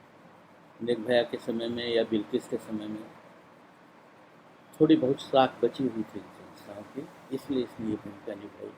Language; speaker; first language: Hindi; native; Hindi